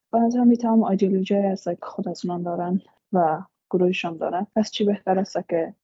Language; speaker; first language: Persian; native; Persian